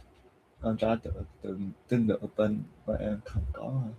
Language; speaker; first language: Vietnamese; non-native, learner; English